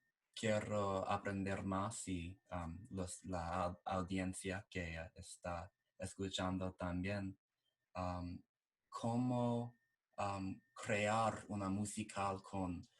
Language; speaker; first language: Spanish; non-native, learner; English